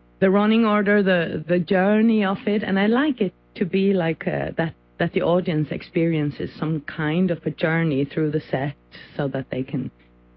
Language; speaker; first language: English; non-native, fluent; Faroese